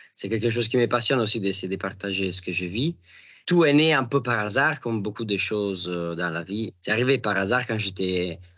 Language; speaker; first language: French; non-native, fluent; Italian